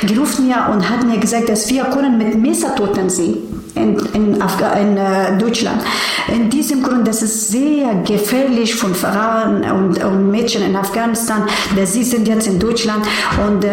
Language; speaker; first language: German; non-native, learner; Persian